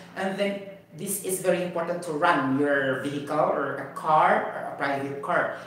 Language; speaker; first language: English; non-native, local second language; Cebuano